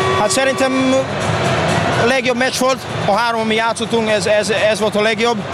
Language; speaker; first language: Hungarian; non-native, learner; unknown